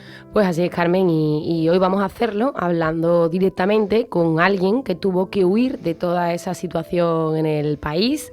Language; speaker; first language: Spanish; native; Spanish